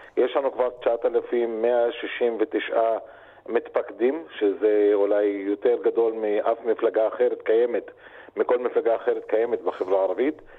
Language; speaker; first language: Hebrew; non-native, local second language; Arabic